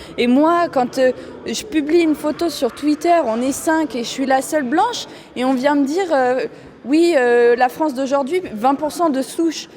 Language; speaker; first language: French; native; French